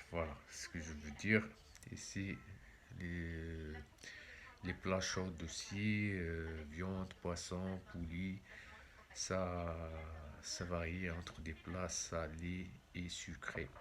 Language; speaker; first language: French; non-native, local second language; Arabic